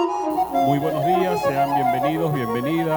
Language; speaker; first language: Spanish; native; Spanish